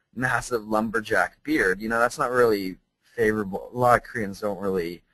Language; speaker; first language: English; native; English